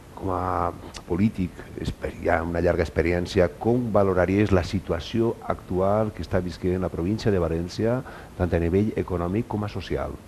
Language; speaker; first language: Catalan; native; Catalan